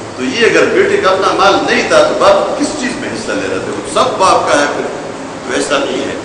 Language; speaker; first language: Urdu; non-native, local second language; Pashto